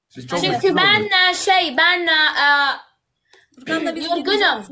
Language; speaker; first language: Turkish; non-native, learner; Arabic